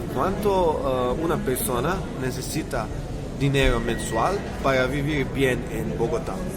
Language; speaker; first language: Spanish; non-native, learner; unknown